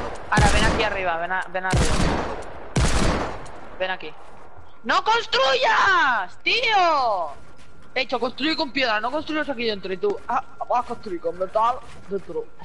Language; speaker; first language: Spanish; early bilingual, heritage; Spanish